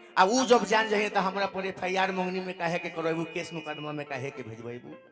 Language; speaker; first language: Bhojpuri; non-native, local second language; Maithili